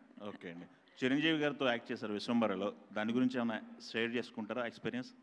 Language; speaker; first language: Telugu; native; Telugu